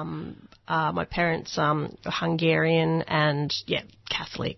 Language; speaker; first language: English; non-native, local second language; Hungarian